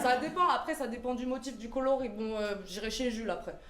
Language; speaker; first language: French; native; French